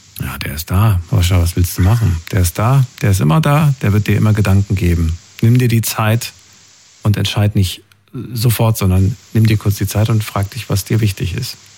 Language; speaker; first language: German; native; German